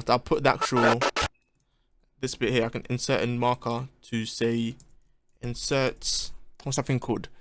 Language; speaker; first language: English; native; English